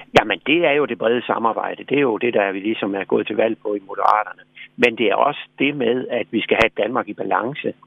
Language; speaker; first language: Danish; native; Danish